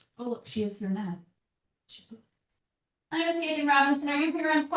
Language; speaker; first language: English; native; English